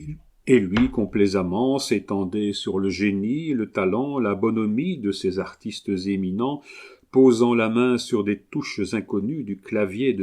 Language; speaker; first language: French; native; French